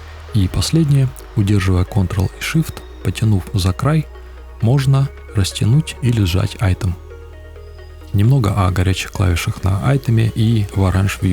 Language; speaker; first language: Russian; native; Russian